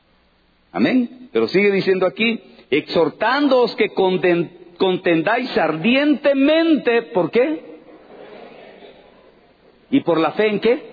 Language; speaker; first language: Spanish; native; Spanish